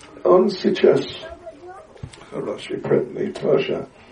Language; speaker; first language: Russian; non-native, learner; English